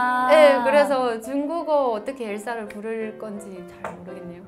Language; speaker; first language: Korean; non-native, fluent; Chinese